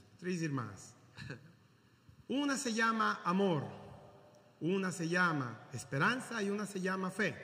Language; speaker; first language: Portuguese; non-native, learner; Italian